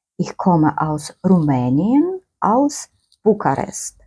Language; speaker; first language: German; non-native, fluent; Ukrainian